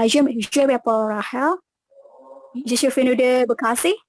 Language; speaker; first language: French; non-native, learner; Indonesian